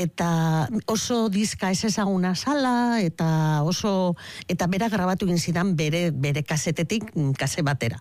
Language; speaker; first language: Basque; native; Basque